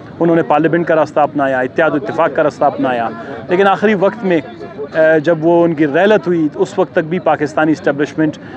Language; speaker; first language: Urdu; non-native, local second language; Baluchi